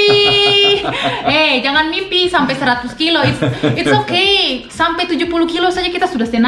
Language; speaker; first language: Indonesian; non-native, local second language; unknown